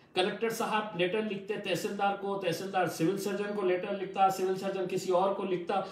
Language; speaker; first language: Hindi; non-native, local second language; Urdu